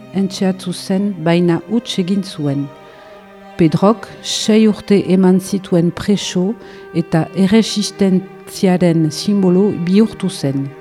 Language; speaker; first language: Basque; non-native, local second language; French